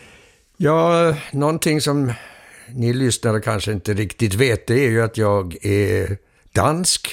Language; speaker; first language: Swedish; early bilingual, heritage; Swedish